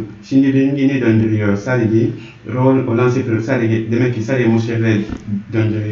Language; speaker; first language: Turkish; non-native, learner; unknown